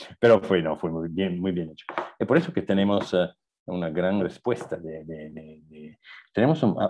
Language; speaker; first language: Spanish; non-native, fluent; Italian